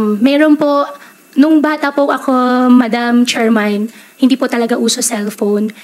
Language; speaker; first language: Filipino; native; Filipino